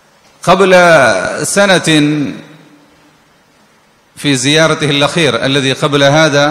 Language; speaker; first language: Arabic; non-native, fluent; Malayalam